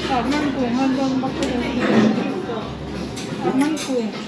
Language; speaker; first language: Korean; non-native, learner; Lao